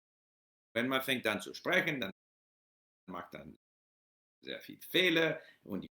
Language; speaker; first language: German; non-native, learner; English